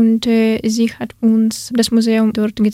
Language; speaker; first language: German; non-native, learner; Ukrainian